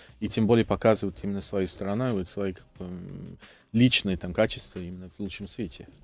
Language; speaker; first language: Russian; non-native, fluent; English